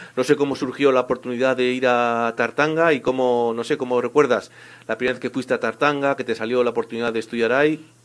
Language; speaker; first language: Spanish; native; Spanish